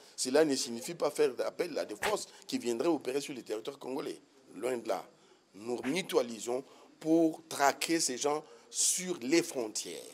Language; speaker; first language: French; non-native, local second language; Swahili